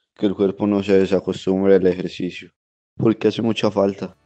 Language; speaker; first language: Spanish; native; Spanish